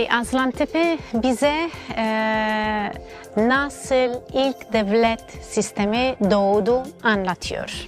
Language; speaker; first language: Turkish; non-native, learner; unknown